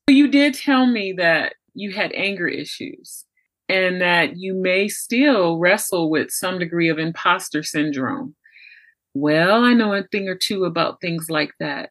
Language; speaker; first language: English; native; English